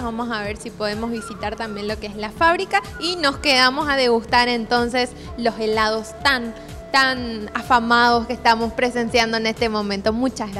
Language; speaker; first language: Spanish; native; Spanish